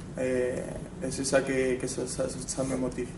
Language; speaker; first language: French; non-native, fluent; Spanish